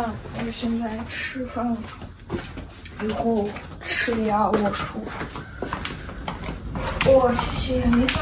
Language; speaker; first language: Chinese; non-native, learner; Ukrainian